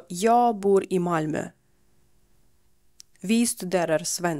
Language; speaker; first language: Swedish; non-native, fluent; Ukrainian